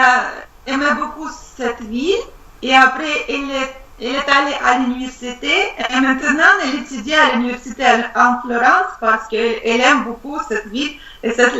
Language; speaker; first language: French; non-native, learner; Russian